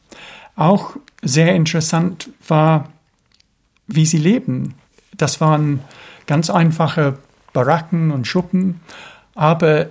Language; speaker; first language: German; non-native, fluent; English